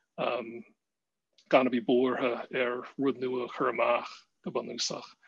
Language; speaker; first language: Irish; non-native, fluent; English